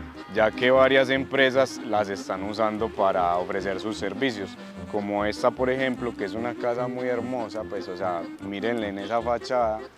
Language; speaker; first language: Spanish; native; Spanish